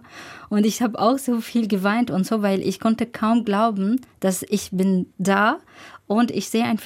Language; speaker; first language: German; non-native, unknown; Arabic